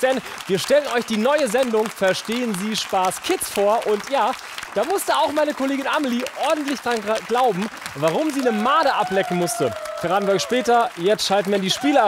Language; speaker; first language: German; native; German